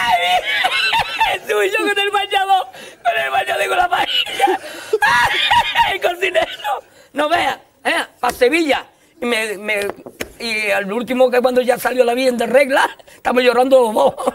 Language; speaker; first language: Spanish; native; Spanish